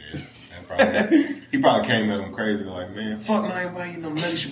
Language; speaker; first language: English; native; English